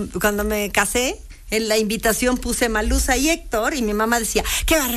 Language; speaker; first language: Spanish; native; Spanish